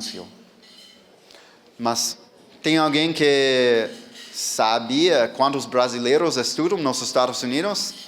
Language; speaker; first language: Portuguese; non-native, fluent; English